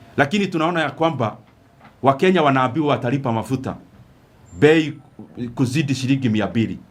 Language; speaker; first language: Swahili; non-native, local second language; Kikuyu